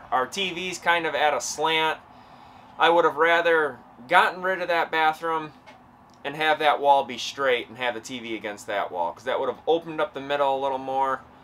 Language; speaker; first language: English; native; English